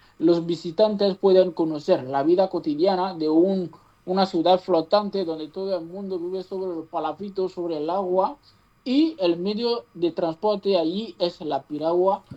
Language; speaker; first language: Spanish; non-native, fluent; Fon